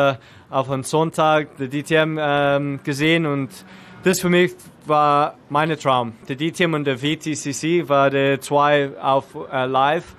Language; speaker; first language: German; non-native, learner; English